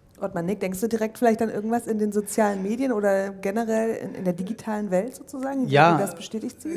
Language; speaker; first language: German; native; German